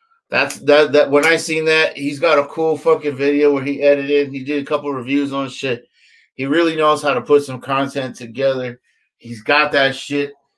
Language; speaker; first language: English; native; English